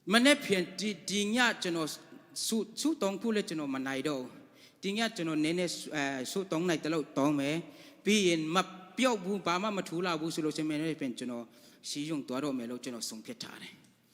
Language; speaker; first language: Burmese; non-native, local second language; Tedim Chin